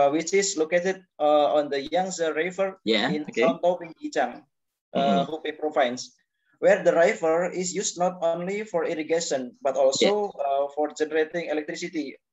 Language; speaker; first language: English; non-native, learner; Indonesian